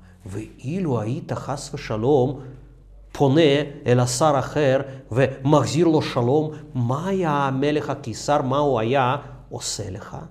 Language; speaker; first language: Hebrew; non-native, fluent; Russian